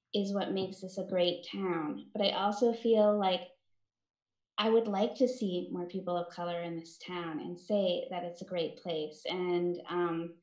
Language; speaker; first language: English; native; English